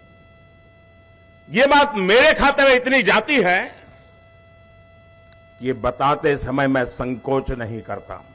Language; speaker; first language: Hindi; non-native, local second language; Gujarati